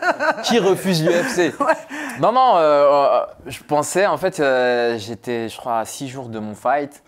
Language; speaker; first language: French; native; French